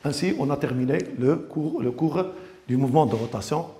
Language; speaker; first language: French; non-native, local second language; Arabic